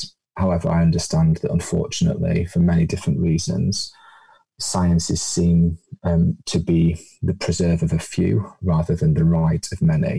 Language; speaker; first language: English; native; English